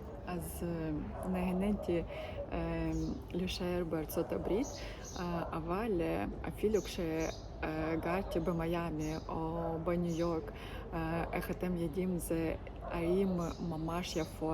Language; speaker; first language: Hebrew; non-native, learner; Ukrainian